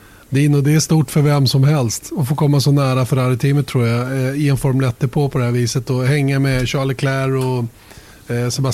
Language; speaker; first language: Swedish; native; Swedish